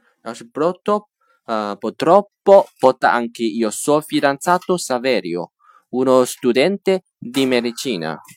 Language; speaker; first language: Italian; non-native, fluent; Chinese